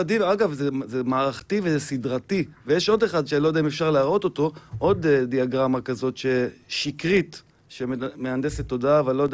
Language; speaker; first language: Hebrew; native; Hebrew